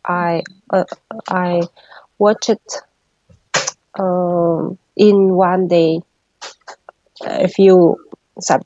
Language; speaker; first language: English; non-native, learner; Russian